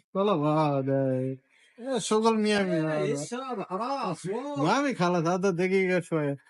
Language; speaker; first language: Arabic; non-native, learner; Bangla